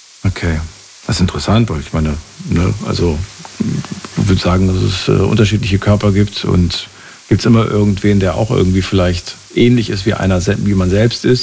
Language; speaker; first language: German; native; German